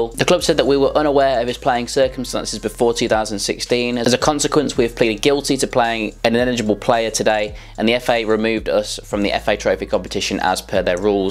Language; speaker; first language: English; native; English